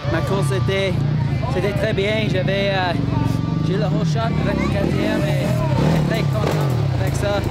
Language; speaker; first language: French; non-native, local second language; English